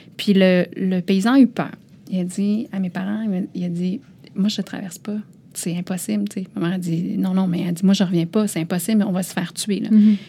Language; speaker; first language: French; early bilingual, other home language; Lao